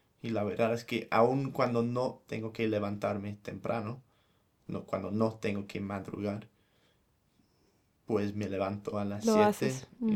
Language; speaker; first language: Spanish; non-native, fluent; English